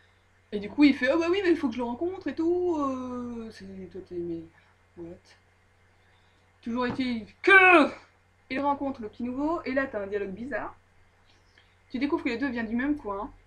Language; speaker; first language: French; native; French